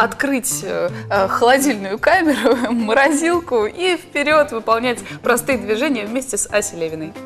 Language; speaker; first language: Russian; native; Russian